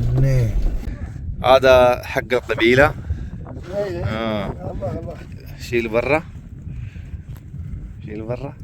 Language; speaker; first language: Arabic; non-native, learner; Malayalam